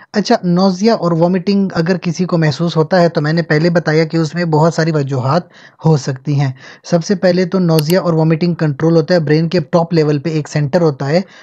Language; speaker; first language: Hindi; native; Hindi